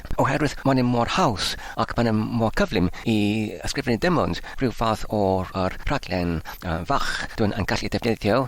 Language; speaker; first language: Welsh; non-native, learner; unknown